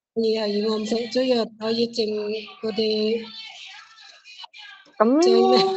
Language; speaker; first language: Cantonese; non-native, learner; Indonesian